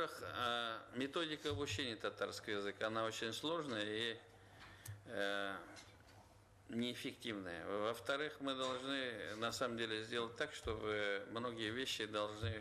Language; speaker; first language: Russian; non-native, local second language; Tatar